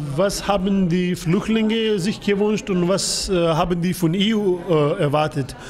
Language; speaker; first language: German; non-native, fluent; Persian